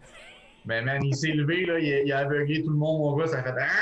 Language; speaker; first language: French; native; French